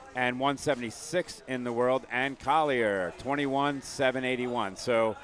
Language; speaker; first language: English; native; English